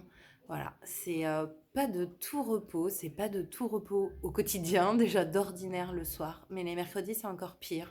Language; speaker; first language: French; native; French